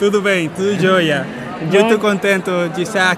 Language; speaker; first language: Portuguese; non-native, fluent; Spanish